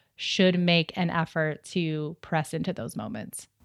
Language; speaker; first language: English; native; English